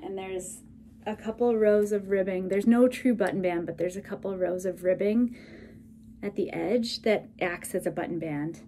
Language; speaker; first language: English; native; English